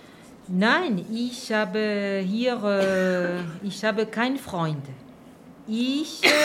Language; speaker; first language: German; non-native, learner; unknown